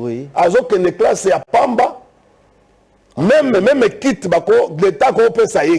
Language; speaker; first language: French; non-native, local second language; Lingala